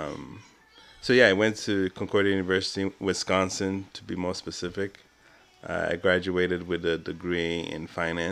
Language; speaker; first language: English; non-native, local second language; Igbo